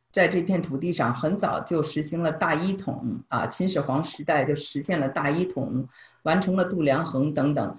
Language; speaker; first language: Chinese; native; Chinese